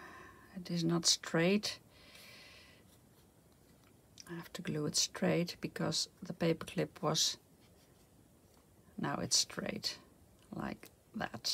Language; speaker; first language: English; non-native, fluent; Dutch